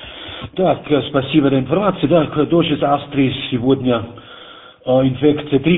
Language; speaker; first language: Russian; non-native, learner; German